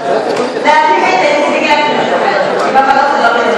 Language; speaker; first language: Arabic; native; Arabic